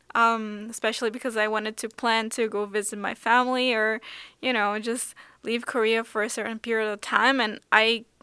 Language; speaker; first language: English; non-native, fluent; Portuguese